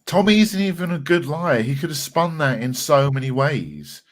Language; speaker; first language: English; native; English